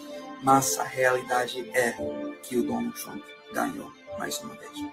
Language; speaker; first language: Portuguese; non-native, fluent; English